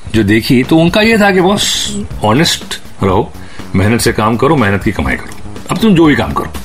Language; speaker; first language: Hindi; native; Hindi